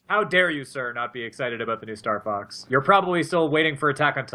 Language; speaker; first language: English; native; English